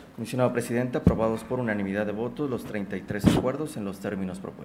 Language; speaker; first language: Spanish; native; Spanish